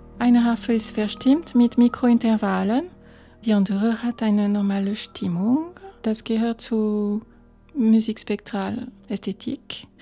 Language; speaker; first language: German; non-native, fluent; French